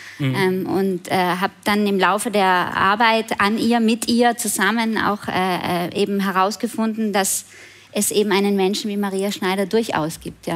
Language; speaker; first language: German; native; German